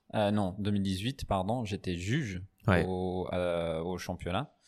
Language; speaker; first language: French; non-native, fluent; English